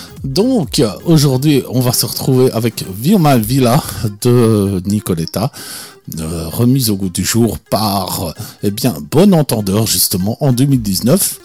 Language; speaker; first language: French; native; French